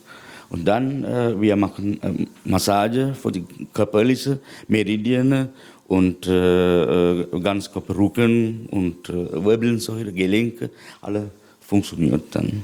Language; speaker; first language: German; non-native, learner; Sinhala